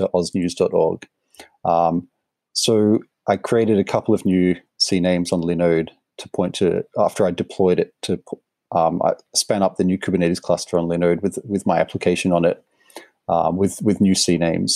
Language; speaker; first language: English; native; English